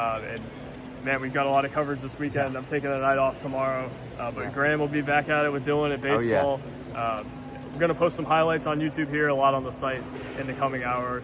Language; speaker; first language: English; native; English